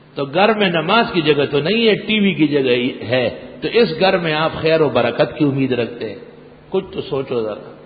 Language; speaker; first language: Urdu; non-native, local second language; Pashto